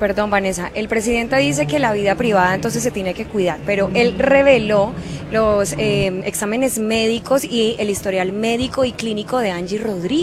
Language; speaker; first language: Spanish; native; Spanish